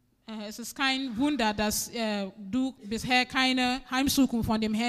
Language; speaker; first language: German; non-native, fluent; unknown